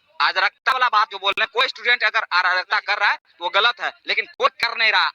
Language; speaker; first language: Hindi; native; Hindi